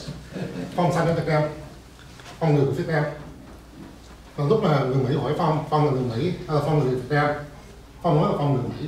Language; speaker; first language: Vietnamese; early bilingual, heritage; English